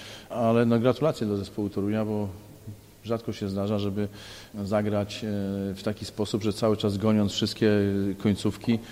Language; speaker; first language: Polish; native; Polish